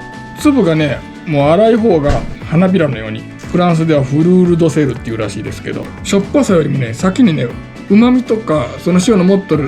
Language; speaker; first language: Japanese; native; Japanese